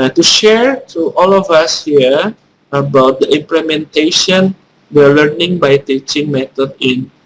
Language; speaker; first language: English; non-native, fluent; Indonesian